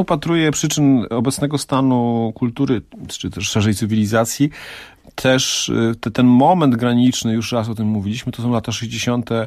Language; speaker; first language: Polish; native; Polish